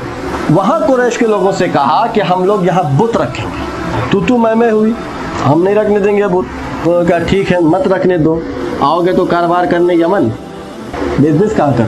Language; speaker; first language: Urdu; native; Urdu